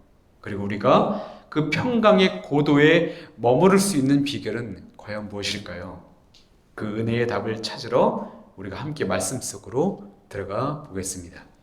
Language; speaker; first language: Korean; native; Korean